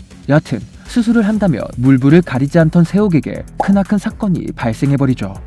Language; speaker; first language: Korean; native; Korean